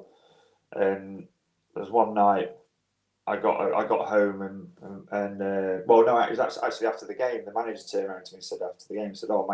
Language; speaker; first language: English; native; English